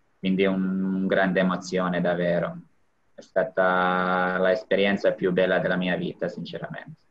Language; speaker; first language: Italian; non-native, fluent; Serbian